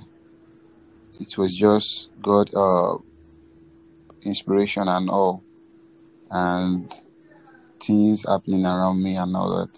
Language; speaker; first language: English; non-native, local second language; Yoruba